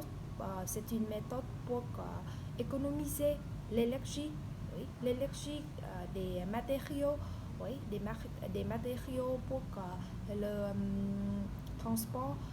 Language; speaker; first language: French; non-native, learner; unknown